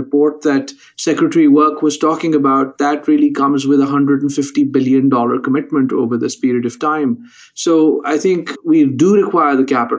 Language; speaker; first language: English; non-native, local second language; Urdu